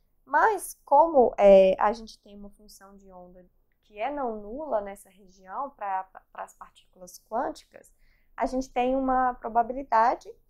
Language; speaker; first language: Portuguese; native; Portuguese